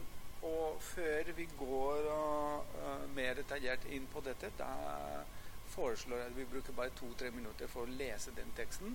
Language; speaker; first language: Norwegian; non-native, fluent; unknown